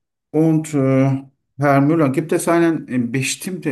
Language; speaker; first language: German; non-native, learner; Turkish